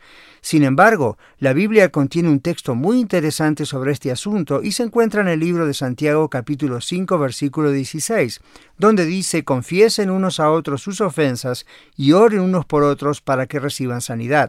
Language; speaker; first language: Spanish; native; Spanish